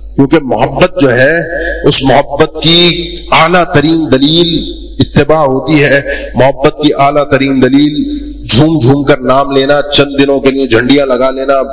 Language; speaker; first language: Urdu; native; Urdu